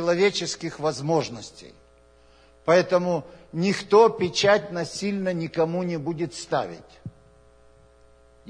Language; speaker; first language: Russian; native; Russian